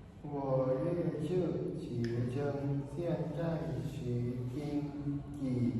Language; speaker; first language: Chinese; non-native, learner; Thai